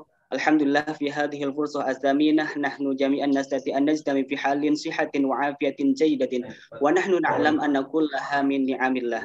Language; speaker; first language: Arabic; non-native, learner; Indonesian